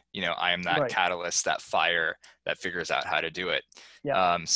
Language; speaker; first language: English; native; English